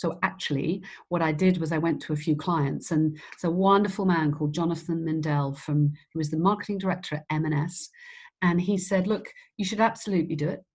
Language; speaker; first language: English; native; English